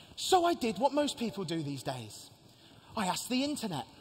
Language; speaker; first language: English; native; English